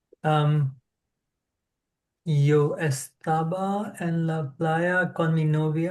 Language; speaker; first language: Spanish; non-native, learner; English